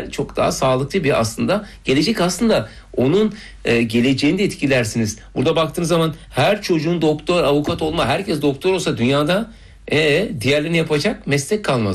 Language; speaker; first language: Turkish; native; Turkish